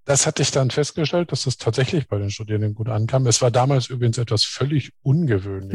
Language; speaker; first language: German; native; German